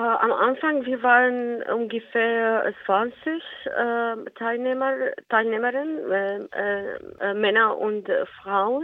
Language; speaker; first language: German; non-native, learner; Arabic